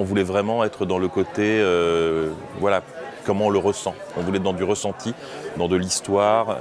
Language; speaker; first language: French; native; French